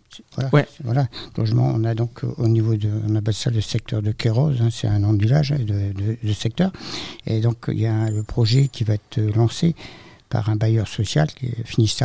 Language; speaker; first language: French; native; French